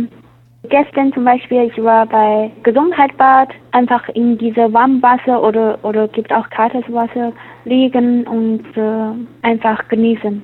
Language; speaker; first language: German; non-native, learner; Chinese